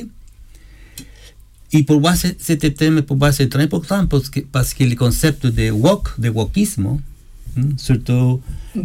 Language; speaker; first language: French; non-native, learner; Spanish